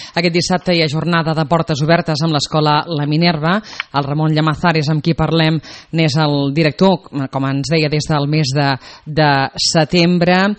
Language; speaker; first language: Catalan; native; Catalan